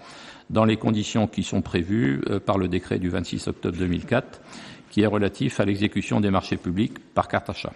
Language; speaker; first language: French; native; French